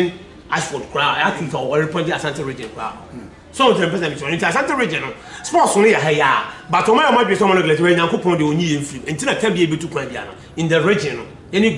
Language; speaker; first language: English; non-native, local second language; Akan